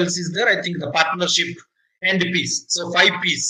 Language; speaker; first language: English; non-native, local second language; Malayalam